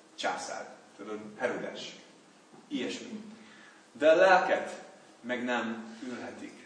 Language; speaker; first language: Hungarian; non-native, learner; English